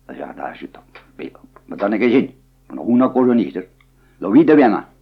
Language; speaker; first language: Dutch; native; Dutch